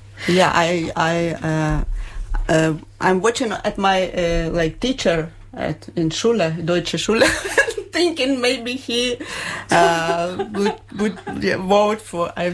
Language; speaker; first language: English; non-native, fluent; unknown